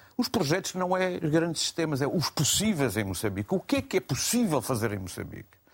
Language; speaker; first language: Portuguese; native; Portuguese